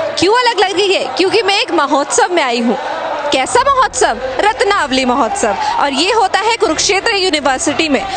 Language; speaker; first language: Hindi; native; Hindi